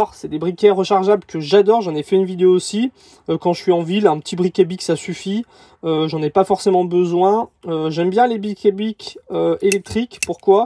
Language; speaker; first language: French; native; French